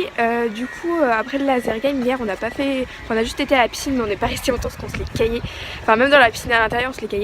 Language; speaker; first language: French; native; French